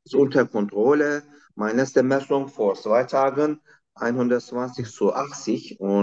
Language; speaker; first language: German; non-native, learner; Turkish